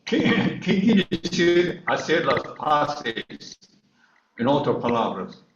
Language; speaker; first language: Spanish; non-native, learner; English